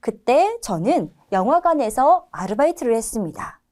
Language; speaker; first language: Korean; native; Korean